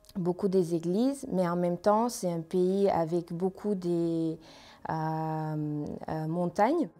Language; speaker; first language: French; non-native, learner; Armenian